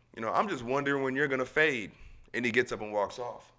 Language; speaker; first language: English; native; English